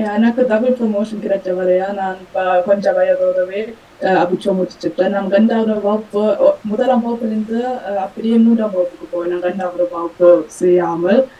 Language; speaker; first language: Tamil; early bilingual, heritage; Tamil